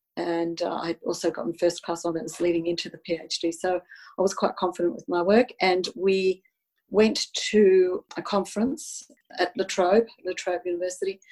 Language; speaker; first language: English; non-native, local second language; Italian